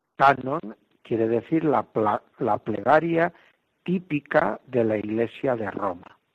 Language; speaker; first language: Spanish; native; Spanish